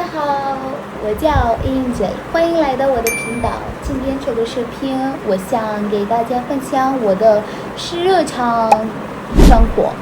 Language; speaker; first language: Chinese; non-native, learner; Hindi